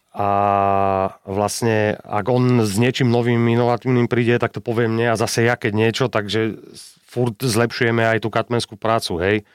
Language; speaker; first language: Slovak; native; Slovak